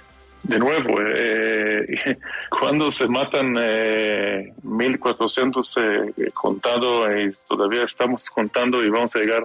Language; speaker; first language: Spanish; non-native, fluent; Hebrew